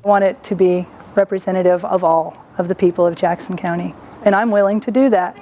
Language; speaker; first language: English; native; English